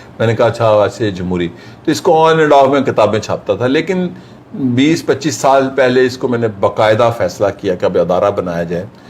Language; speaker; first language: Urdu; non-native, local second language; Punjabi